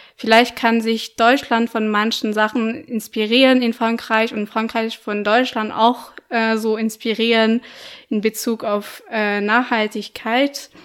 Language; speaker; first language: German; non-native, fluent; French